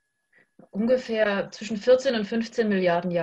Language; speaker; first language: German; native; German